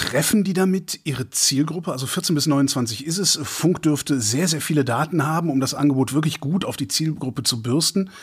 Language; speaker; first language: German; native; German